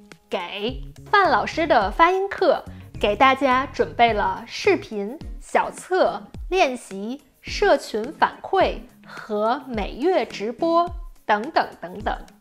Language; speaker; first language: Chinese; native; Chinese